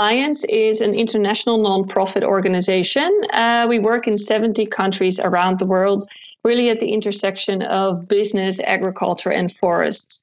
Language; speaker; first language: English; non-native, fluent; Dutch